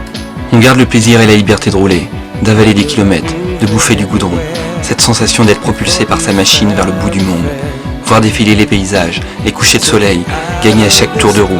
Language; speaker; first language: French; native; French